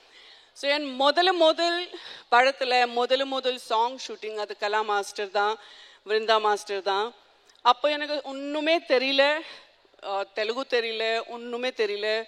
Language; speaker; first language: Tamil; non-native, local second language; Gujarati